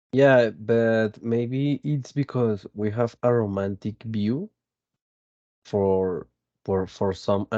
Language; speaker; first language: English; non-native, fluent; Spanish